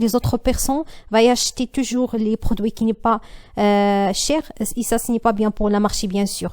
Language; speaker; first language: French; non-native, learner; Arabic